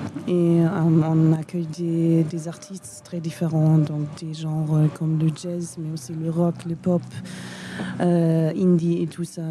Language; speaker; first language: French; non-native, fluent; German